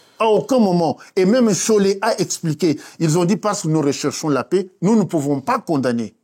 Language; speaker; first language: French; non-native, local second language; Luba-Lulua